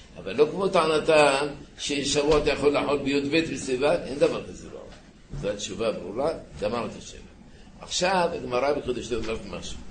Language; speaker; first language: Hebrew; early bilingual, other home language; Arabic